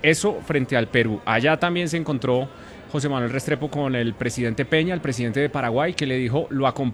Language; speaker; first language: Spanish; native; Spanish